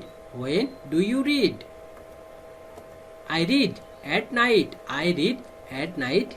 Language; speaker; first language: English; non-native, fluent; Bangla